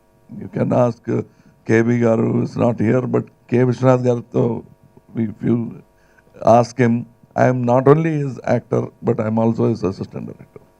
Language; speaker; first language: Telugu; non-native, local second language; Tamil